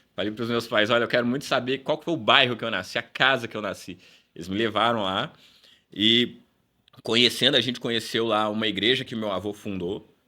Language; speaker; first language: Portuguese; early bilingual, other home language; Upper Guinea Crioulo